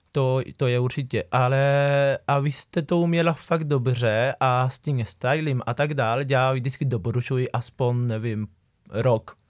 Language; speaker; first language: Czech; non-native, fluent; Spanish